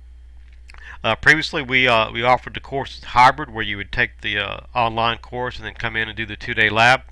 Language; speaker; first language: English; native; English